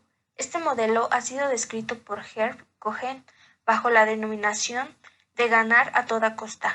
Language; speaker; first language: Spanish; native; Spanish